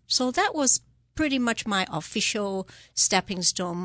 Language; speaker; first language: English; non-native, local second language; Cantonese